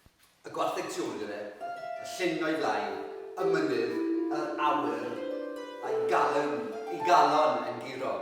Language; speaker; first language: Welsh; non-native, fluent; English